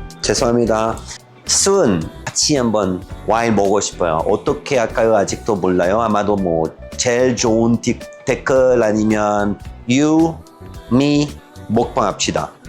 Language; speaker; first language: Korean; non-native, learner; French